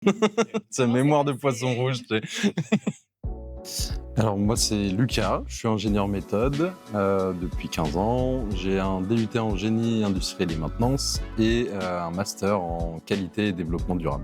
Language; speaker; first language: French; native; French